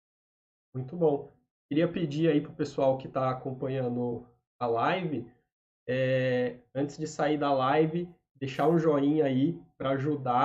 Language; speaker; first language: Portuguese; native; Portuguese